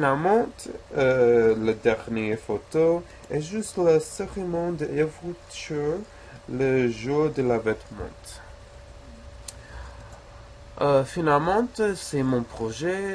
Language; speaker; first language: French; non-native, learner; English